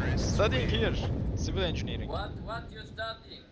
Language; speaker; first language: English; non-native, learner; Turkish